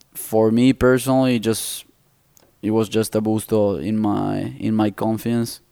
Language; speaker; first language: English; non-native, fluent; Spanish